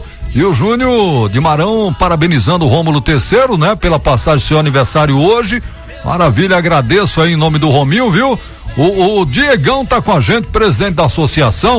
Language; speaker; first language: Portuguese; native; Portuguese